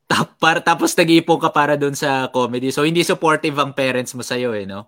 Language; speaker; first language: Filipino; native; Filipino